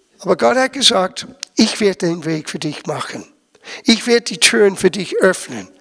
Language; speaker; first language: German; non-native, fluent; English